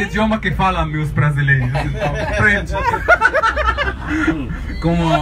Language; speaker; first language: Portuguese; non-native, learner; Arabic